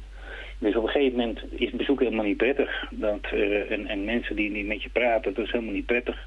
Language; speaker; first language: Dutch; native; Dutch